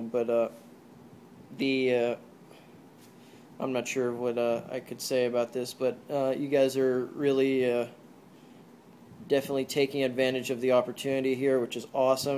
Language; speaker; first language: English; native; English